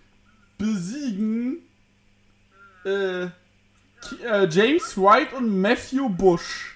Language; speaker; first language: German; native; German